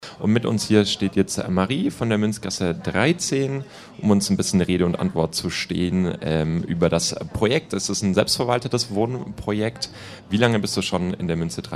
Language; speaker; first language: German; native; German